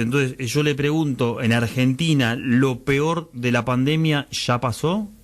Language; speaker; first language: Spanish; native; Spanish